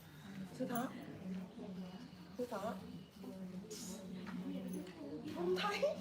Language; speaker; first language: Vietnamese; native; Vietnamese